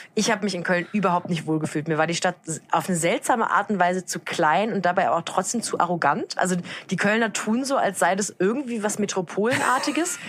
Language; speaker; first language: German; native; German